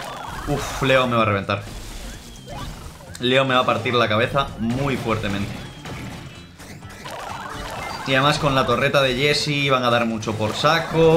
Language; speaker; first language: Spanish; native; Spanish